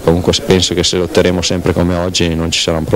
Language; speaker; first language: Italian; native; Italian